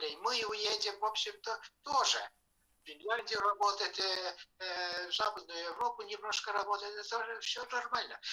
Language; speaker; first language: Russian; non-native, fluent; Estonian